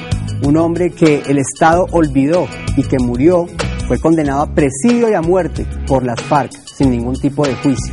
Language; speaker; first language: Spanish; native; Spanish